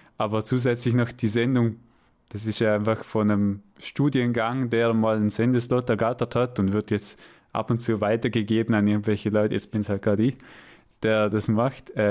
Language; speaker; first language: German; native; German